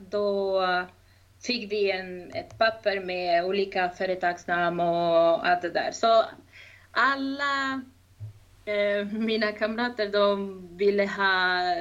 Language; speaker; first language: Swedish; non-native, fluent; Spanish